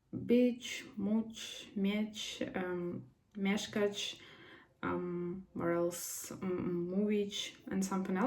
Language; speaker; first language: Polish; non-native, learner; Ukrainian